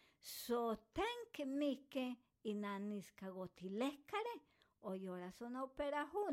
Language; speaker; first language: Swedish; non-native, fluent; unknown